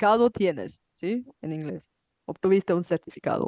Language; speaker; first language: Spanish; non-native, fluent; Bulgarian